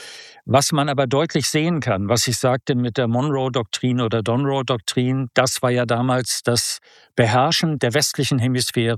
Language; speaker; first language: German; native; German